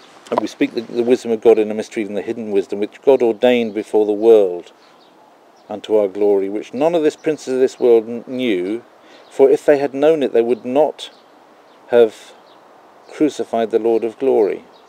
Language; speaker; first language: English; native; English